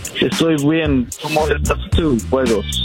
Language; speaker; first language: Spanish; non-native, learner; English